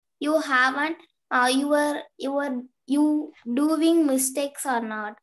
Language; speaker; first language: English; non-native, learner; Tamil